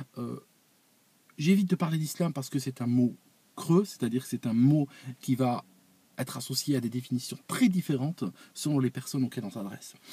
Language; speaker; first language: French; non-native, local second language; Arabic